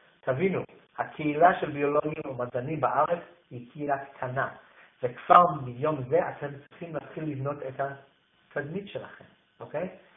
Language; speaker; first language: Hebrew; non-native, fluent; English